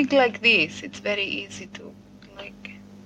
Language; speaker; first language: English; non-native, fluent; Greek